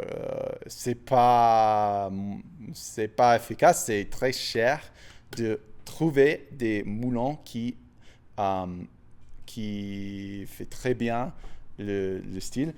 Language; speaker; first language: French; non-native, fluent; English